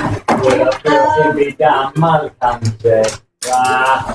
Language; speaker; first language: Swedish; native; Swedish